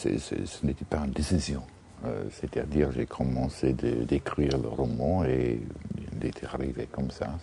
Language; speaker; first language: French; non-native, fluent; English